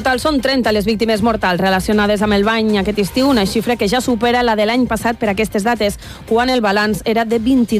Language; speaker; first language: Catalan; native; Catalan